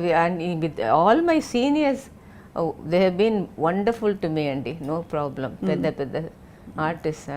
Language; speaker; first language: Telugu; non-native, local second language; Tamil